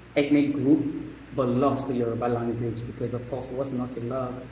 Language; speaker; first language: English; non-native, local second language; Yoruba